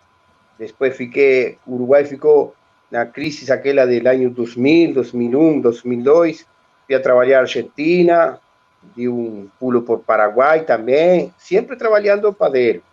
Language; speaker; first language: Portuguese; non-native, learner; Spanish